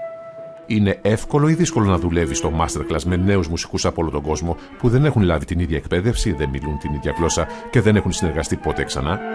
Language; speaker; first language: Greek; native; Greek